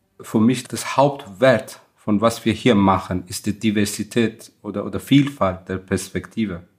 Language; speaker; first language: German; non-native, fluent; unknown